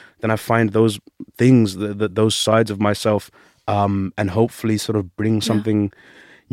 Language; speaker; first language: English; early bilingual, other home language; Shona